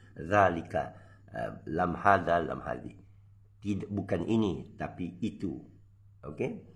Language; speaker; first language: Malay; non-native, local second language; Chinese